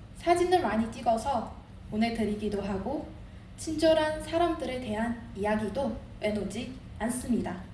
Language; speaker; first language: Korean; non-native, fluent; Chinese